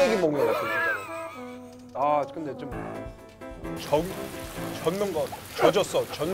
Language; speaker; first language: Korean; early bilingual, heritage; English